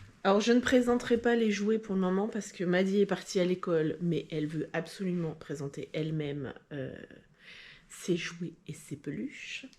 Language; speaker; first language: French; native; French